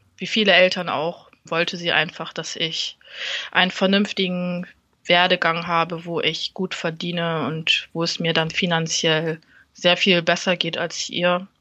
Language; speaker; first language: German; early bilingual, other home language; Vietnamese